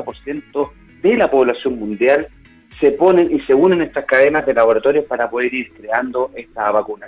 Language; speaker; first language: Spanish; native; Spanish